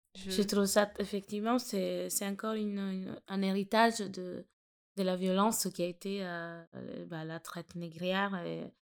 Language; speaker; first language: French; non-native, fluent; Gujarati